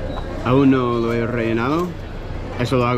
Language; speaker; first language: Spanish; non-native, learner; English